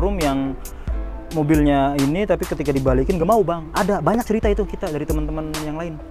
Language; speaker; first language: Indonesian; native; Indonesian